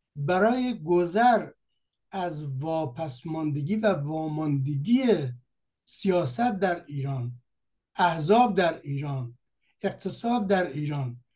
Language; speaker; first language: Persian; native; Persian